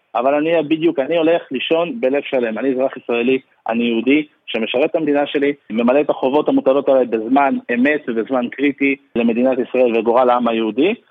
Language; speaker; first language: Hebrew; early bilingual, other home language; Russian